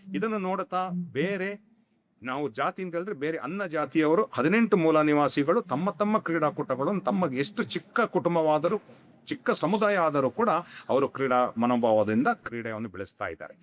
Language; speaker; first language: Kannada; non-native, local second language; Kodava